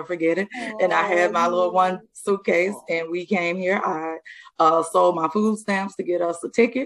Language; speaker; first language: English; native; English